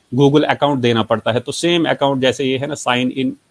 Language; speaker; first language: Hindi; native; Hindi